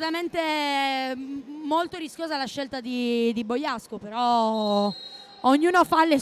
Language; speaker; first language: Italian; native; Italian